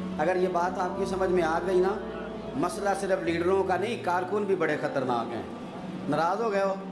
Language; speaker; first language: Urdu; non-native, local second language; Punjabi